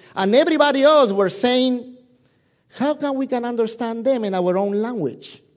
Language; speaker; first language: English; non-native, fluent; Spanish